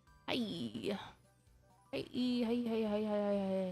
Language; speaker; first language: Japanese; non-native, learner; English